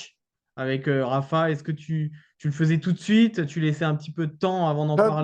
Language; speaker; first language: French; native; French